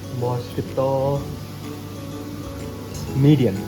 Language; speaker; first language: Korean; non-native, learner; Chinese